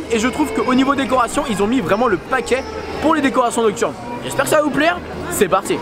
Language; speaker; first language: French; native; French